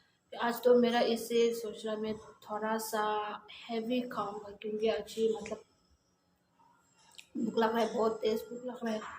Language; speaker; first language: Hindi; non-native, learner; Tibetan